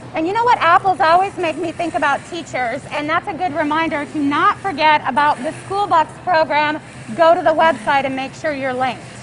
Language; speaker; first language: English; native; English